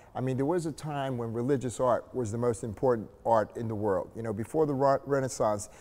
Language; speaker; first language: English; native; English